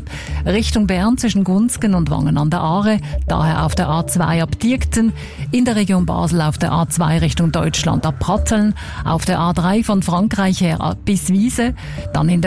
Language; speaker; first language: German; native; German